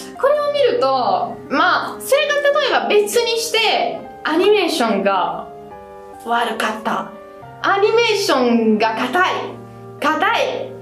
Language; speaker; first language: Japanese; non-native, fluent; Italian